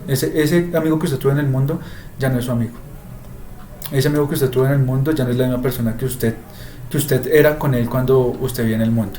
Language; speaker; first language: Spanish; native; Spanish